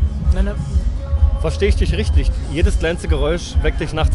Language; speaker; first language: German; native; German